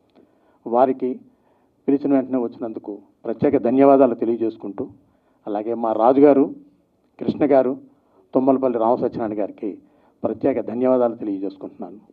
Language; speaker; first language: Telugu; native; Telugu